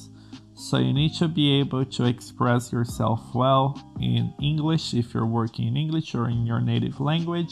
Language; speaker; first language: English; non-native, fluent; Portuguese